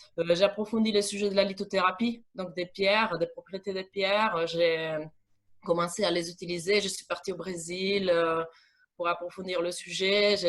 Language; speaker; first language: French; non-native, fluent; Italian